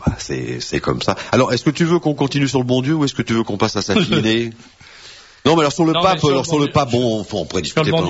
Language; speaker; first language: French; native; French